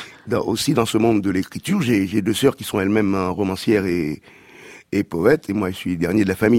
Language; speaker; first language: French; non-native, local second language; Haitian Creole